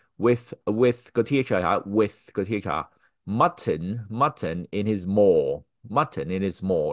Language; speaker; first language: English; non-native, local second language; Cantonese